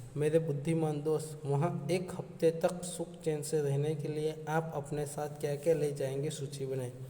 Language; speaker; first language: Hindi; non-native, local second language; Gujarati